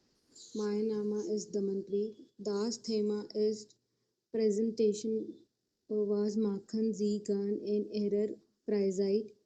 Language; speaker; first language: German; non-native, learner; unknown